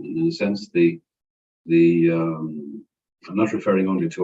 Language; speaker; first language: English; non-native, fluent; Irish